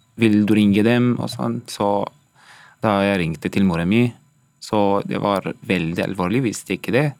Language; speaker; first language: Norwegian; non-native, learner; Arabic